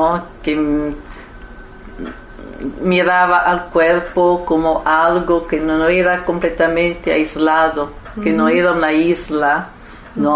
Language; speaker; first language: Spanish; non-native, fluent; Italian